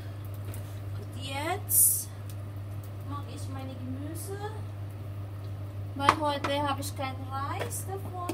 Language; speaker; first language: German; non-native, learner; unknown